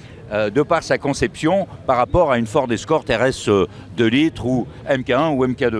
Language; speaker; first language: French; native; French